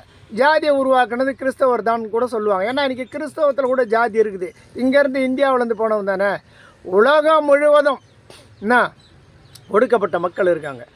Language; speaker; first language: Tamil; native; Tamil